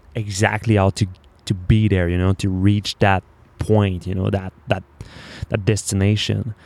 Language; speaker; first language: English; non-native, fluent; French